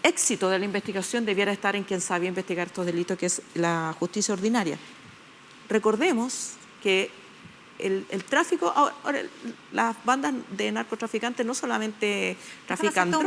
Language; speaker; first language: Spanish; native; Spanish